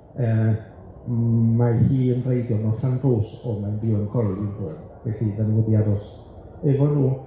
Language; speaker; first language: Welsh; non-native, fluent; Spanish